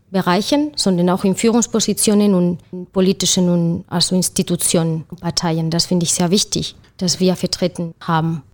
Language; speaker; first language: German; non-native, fluent; Spanish